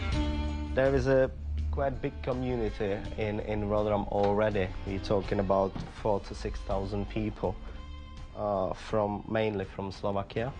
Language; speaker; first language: English; non-native, fluent; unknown